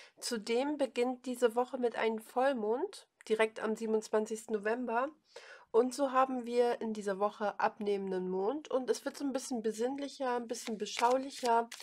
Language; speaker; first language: German; native; German